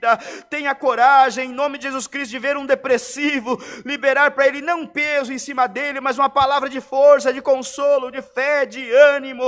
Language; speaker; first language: Portuguese; native; Portuguese